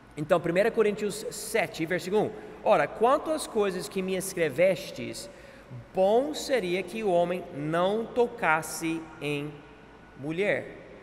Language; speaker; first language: Portuguese; non-native, fluent; English